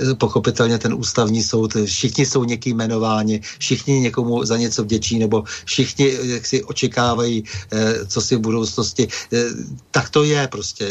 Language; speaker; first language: Czech; native; Czech